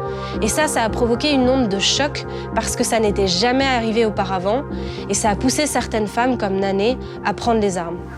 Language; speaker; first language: French; native; French